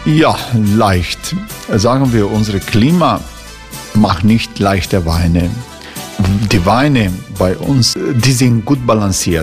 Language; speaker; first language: German; non-native, fluent; Croatian